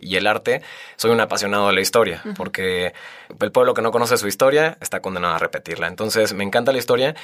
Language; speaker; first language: Spanish; native; Spanish